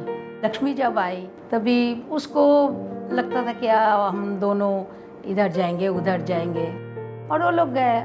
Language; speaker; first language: Hindi; non-native, local second language; Bangla